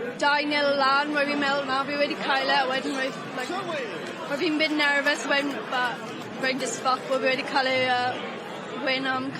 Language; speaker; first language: Welsh; non-native, local second language; English